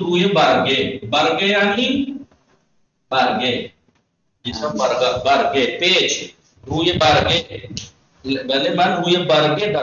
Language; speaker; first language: Persian; non-native, fluent; Urdu